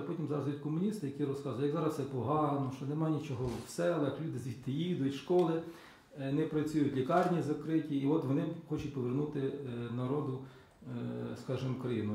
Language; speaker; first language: Ukrainian; native; Ukrainian